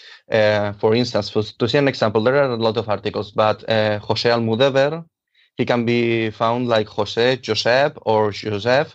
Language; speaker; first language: English; non-native, fluent; Catalan